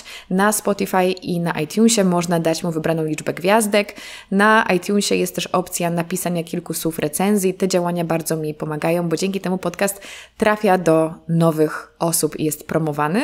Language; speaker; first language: Polish; native; Polish